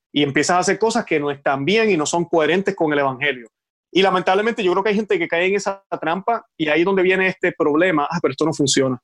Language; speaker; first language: Spanish; native; Spanish